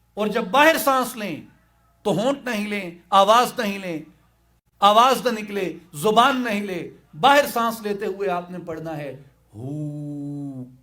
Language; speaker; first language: Urdu; non-native, local second language; Saraiki